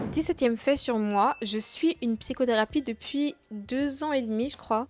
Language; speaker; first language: French; early bilingual, other home language; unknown